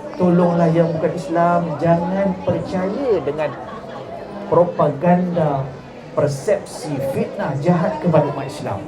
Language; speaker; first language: Malay; native; Malay